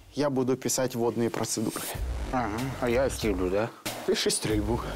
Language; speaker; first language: Russian; non-native, learner; Persian